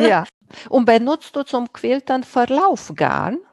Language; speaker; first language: German; non-native, fluent; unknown